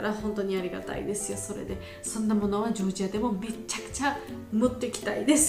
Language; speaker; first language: Japanese; non-native, learner; Georgian